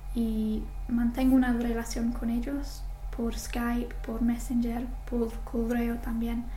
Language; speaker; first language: Spanish; non-native, fluent; English